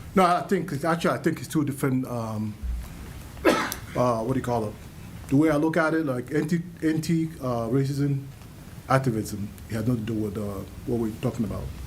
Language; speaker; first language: English; early bilingual, other home language; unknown